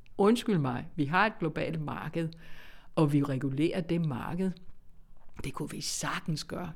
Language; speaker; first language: Danish; non-native, fluent; English